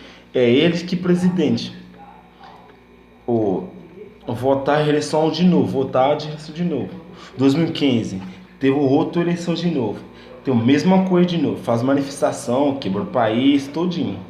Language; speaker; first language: Portuguese; non-native, learner; Haitian Creole